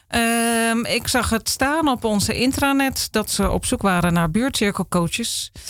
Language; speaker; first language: Dutch; native; Dutch